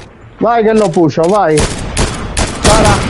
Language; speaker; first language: Italian; native; Italian